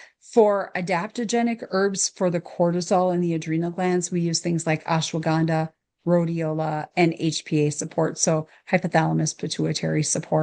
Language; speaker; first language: English; native; English